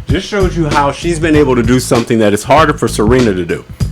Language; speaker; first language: English; native; English